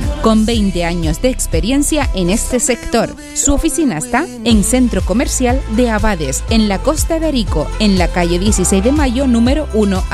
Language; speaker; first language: Spanish; native; Spanish